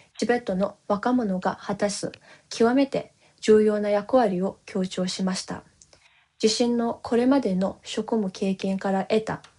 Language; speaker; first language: Japanese; non-native, fluent; Tibetan